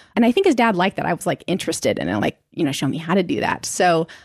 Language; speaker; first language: English; native; English